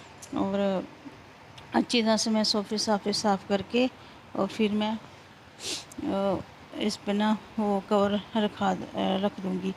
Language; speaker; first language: Hindi; non-native, local second language; Punjabi